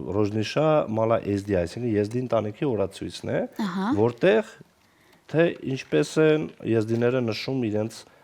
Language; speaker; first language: Armenian; non-native, local second language; Kurdish